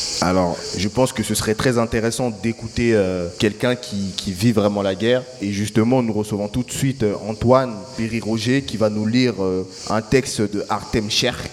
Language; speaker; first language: French; native; French